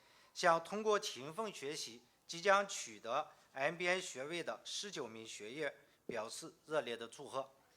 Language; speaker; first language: Chinese; native; Chinese